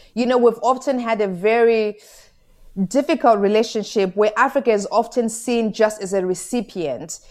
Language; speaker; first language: English; non-native, local second language; Shona